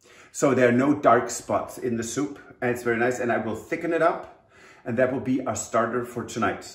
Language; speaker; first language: English; non-native, fluent; German